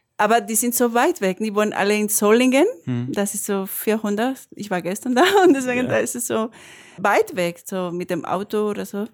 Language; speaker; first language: German; non-native, fluent; Spanish